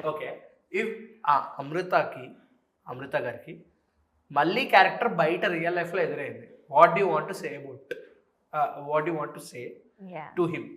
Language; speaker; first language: Telugu; native; Telugu